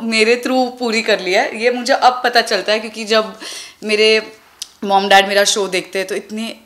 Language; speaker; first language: Hindi; non-native, local second language; Tulu